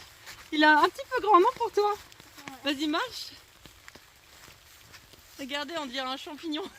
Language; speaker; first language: French; native; French